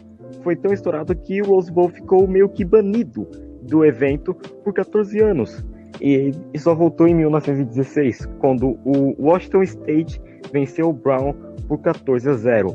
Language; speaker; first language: Portuguese; native; Portuguese